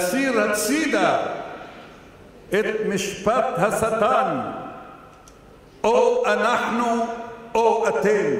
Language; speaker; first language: Hebrew; non-native, local second language; Arabic